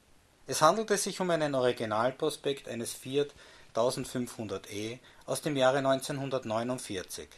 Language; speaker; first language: German; native; German